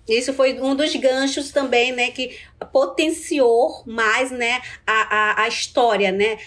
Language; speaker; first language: Portuguese; non-native, local second language; Ticuna